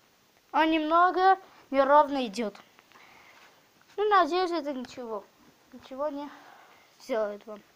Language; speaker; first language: Russian; non-native, local second language; Armenian